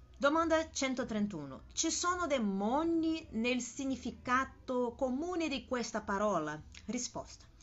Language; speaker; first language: Italian; non-native, learner; Portuguese